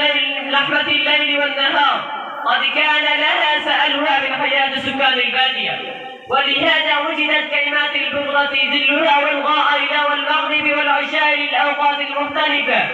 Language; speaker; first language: Arabic; non-native, learner; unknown